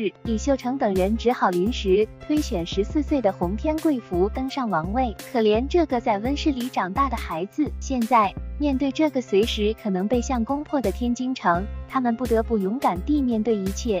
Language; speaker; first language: Chinese; native; Chinese